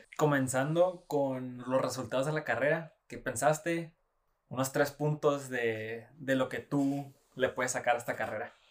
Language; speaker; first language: Spanish; native; Spanish